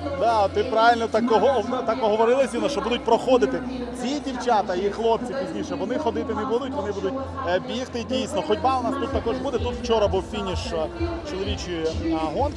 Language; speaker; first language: Ukrainian; native; Ukrainian